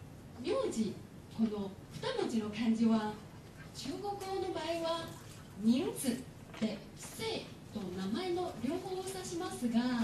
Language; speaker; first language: Japanese; non-native, fluent; Chinese